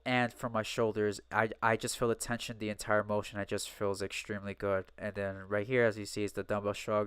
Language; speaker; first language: English; native; English